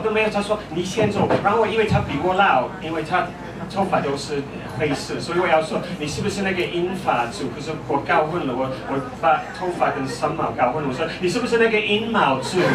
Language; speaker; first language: Chinese; non-native, fluent; English